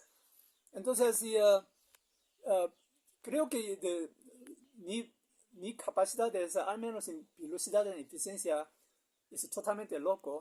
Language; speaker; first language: Spanish; non-native, learner; Korean